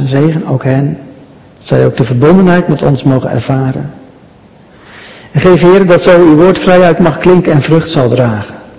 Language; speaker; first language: Dutch; native; Dutch